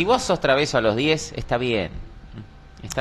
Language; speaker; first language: Spanish; native; Spanish